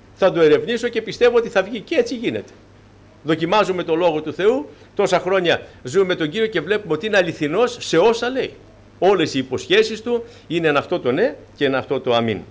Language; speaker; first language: Greek; native; Greek